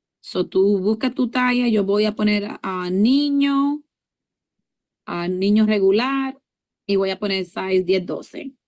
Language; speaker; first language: Spanish; early bilingual, heritage; English